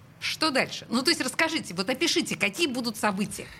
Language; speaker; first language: Russian; native; Russian